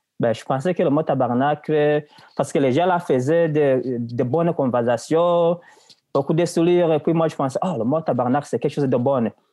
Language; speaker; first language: French; non-native, local second language; Rundi